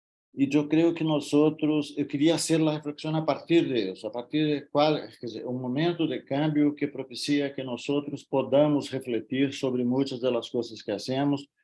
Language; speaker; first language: Spanish; non-native, fluent; Portuguese